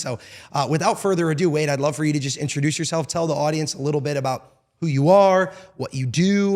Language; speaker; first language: English; native; English